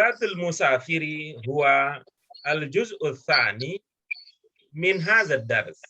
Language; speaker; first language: Arabic; non-native, fluent; Indonesian